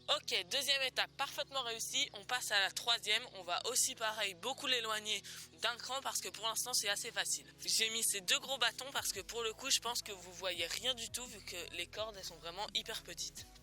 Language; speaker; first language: French; native; French